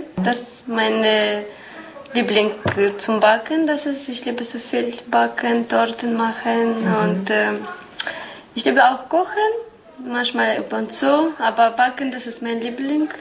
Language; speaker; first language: German; non-native, learner; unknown